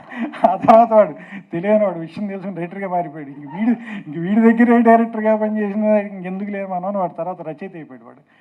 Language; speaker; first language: Telugu; native; Telugu